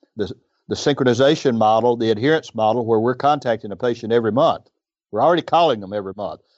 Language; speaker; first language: English; native; English